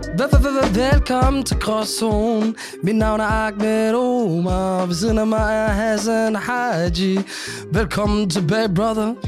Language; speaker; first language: Danish; early bilingual, other home language; Somali